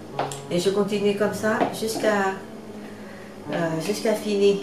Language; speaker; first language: French; non-native, learner; Vietnamese